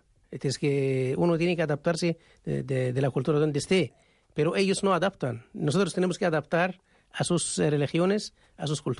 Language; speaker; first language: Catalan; non-native, learner; Arabic